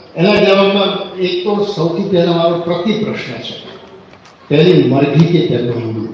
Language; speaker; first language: Gujarati; native; Gujarati